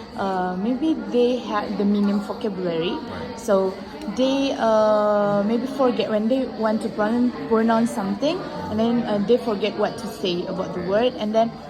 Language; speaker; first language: English; non-native, learner; Indonesian